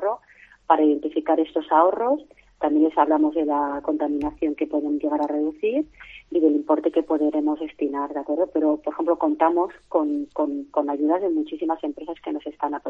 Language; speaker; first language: Spanish; native; Spanish